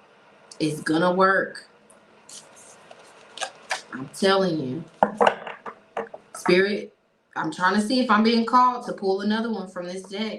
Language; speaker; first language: English; native; English